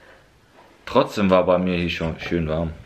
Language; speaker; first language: German; early bilingual, other home language; Turkish